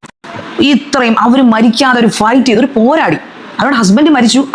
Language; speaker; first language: Malayalam; native; Malayalam